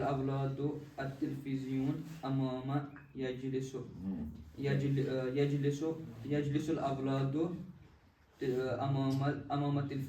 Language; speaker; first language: Arabic; non-native, learner; Kashmiri